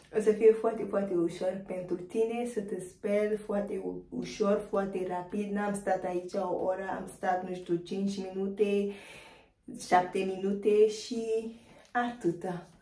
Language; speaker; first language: Romanian; non-native, learner; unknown